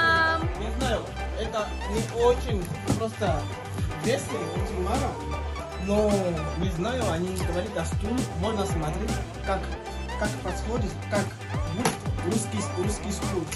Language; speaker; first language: Russian; non-native, learner; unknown